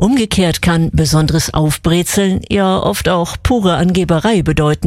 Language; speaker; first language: German; native; German